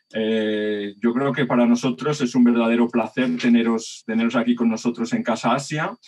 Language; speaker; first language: Spanish; native; Spanish